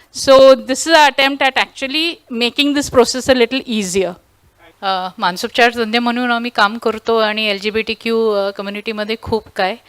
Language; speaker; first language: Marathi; non-native, local second language; Tulu